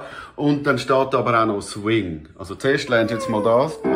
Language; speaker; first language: German; native; German